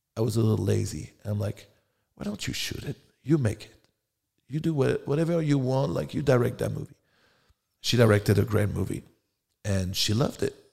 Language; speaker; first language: English; non-native, fluent; French